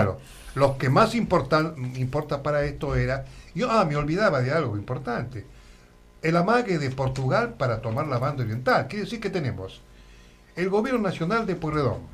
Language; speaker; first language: Spanish; native; Spanish